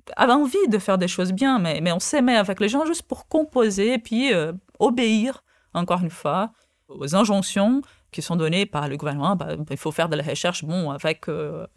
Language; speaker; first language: French; non-native, fluent; Portuguese